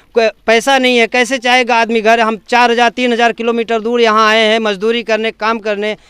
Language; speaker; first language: Hindi; native; Hindi